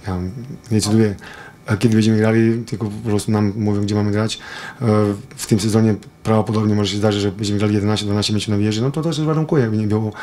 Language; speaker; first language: Polish; non-native, fluent; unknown